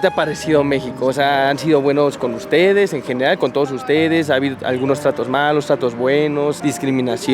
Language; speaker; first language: Spanish; native; Spanish